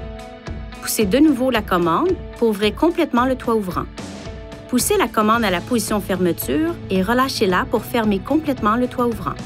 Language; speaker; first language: French; native; French